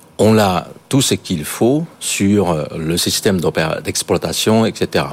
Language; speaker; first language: French; non-native, fluent; Chinese